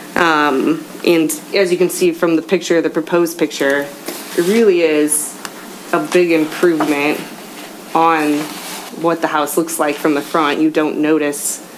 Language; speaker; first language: English; native; English